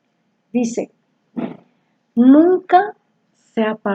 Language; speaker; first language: Spanish; native; Spanish